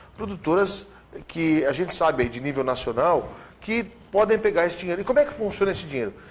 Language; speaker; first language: Portuguese; native; Portuguese